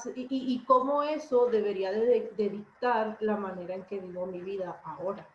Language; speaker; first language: Spanish; native; Spanish